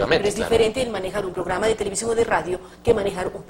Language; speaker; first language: Spanish; native; Spanish